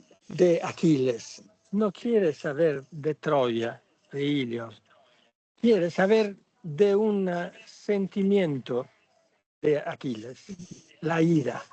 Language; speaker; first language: Spanish; non-native, fluent; Italian